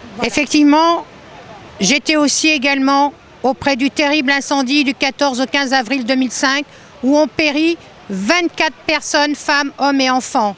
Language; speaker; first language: French; native; French